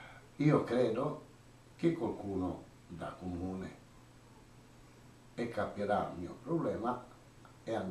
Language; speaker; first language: Italian; non-native, learner; Croatian